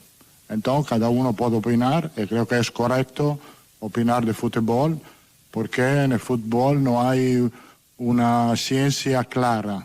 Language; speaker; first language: Portuguese; non-native, learner; Italian